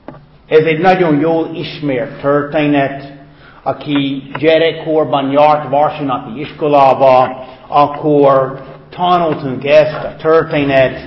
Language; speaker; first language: Hungarian; non-native, fluent; English